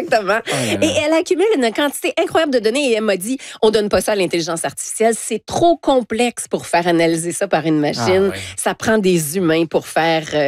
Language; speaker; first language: French; native; French